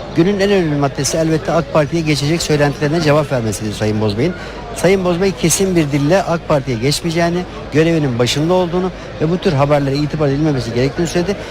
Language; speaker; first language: Turkish; native; Turkish